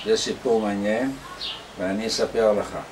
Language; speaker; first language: Hebrew; non-native, fluent; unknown